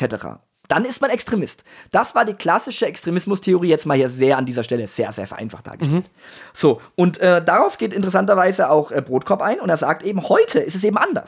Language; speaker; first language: German; native; German